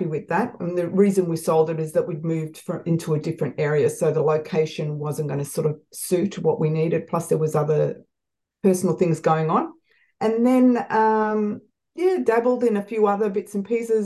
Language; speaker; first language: English; native; English